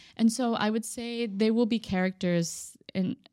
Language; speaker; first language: English; native; English